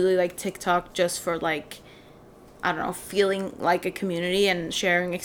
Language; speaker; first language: English; non-native, fluent; Swedish